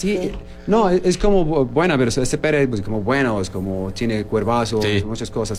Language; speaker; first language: Spanish; non-native, learner; Arabic